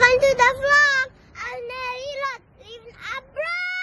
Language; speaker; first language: English; non-native, learner; Indonesian